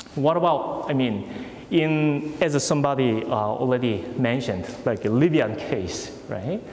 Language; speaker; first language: English; non-native, fluent; Korean